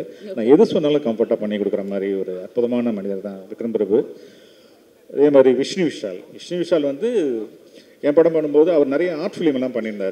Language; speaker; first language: Tamil; native; Tamil